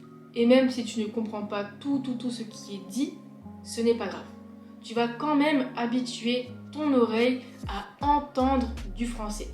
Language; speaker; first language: French; native; French